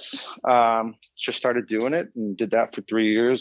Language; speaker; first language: English; native; English